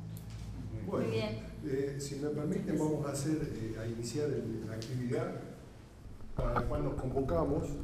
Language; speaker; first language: Spanish; native; Spanish